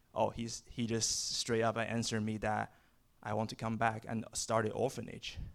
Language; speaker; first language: English; non-native, fluent; Chinese